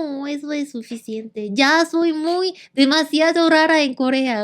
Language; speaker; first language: Spanish; non-native, learner; Korean